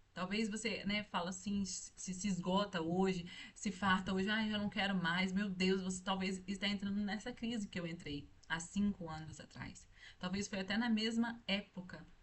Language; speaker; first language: Portuguese; native; Portuguese